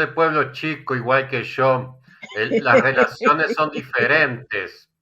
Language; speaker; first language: Spanish; native; Spanish